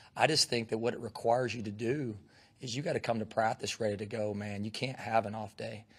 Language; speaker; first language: English; native; English